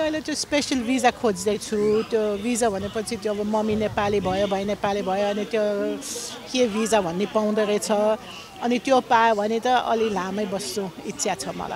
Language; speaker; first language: Nepali; early bilingual, other home language; German